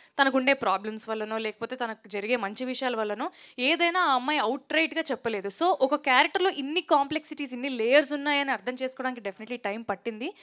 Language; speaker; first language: Telugu; native; Telugu